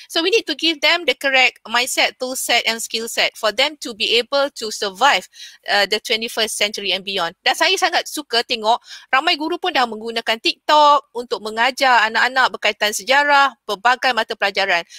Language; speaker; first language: English; non-native, local second language; Malay